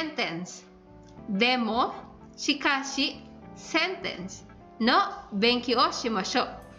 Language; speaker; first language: Japanese; non-native, fluent; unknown